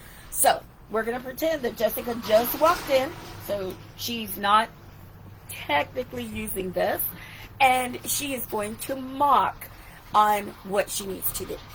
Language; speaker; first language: English; native; English